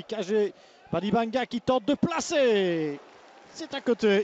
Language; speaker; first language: French; native; French